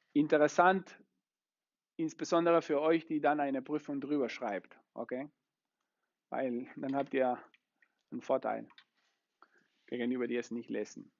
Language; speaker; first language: German; non-native, fluent; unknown